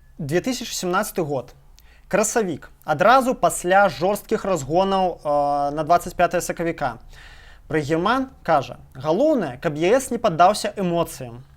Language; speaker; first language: Belarusian; non-native, local second language; Russian